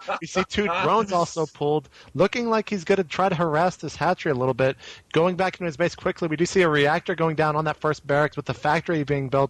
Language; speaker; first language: English; native; English